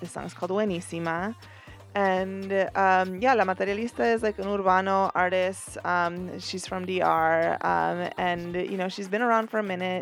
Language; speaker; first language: English; early bilingual, other home language; Spanish